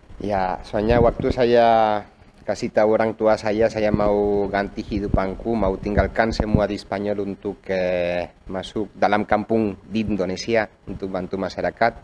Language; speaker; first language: Indonesian; non-native, fluent; Spanish